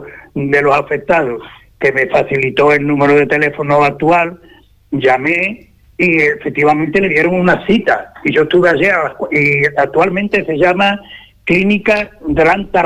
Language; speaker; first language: Spanish; native; Spanish